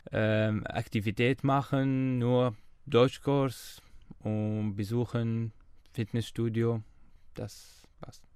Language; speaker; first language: German; non-native, learner; Arabic